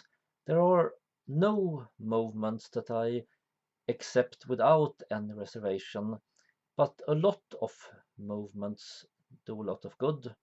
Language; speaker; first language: English; non-native, fluent; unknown